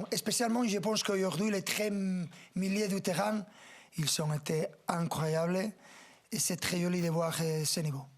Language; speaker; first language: French; non-native, fluent; Spanish